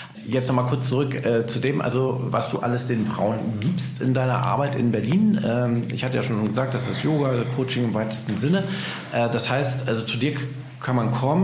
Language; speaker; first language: German; native; German